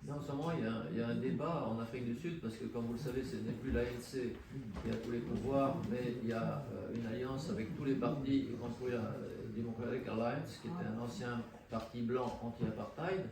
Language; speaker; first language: French; native; French